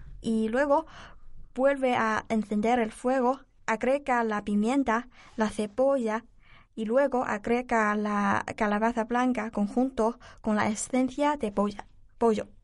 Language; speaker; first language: Spanish; non-native, learner; Chinese